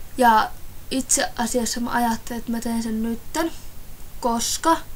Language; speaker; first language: Finnish; early bilingual, other home language; Russian